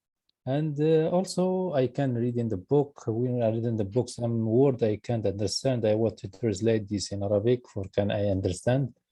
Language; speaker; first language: English; non-native, learner; Arabic